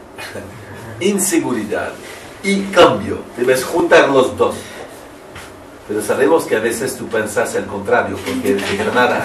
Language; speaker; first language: Spanish; non-native, learner; French